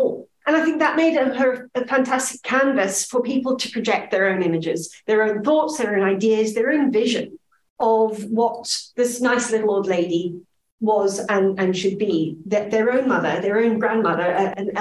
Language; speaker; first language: English; native; English